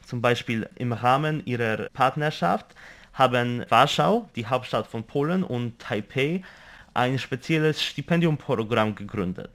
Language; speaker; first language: German; non-native, fluent; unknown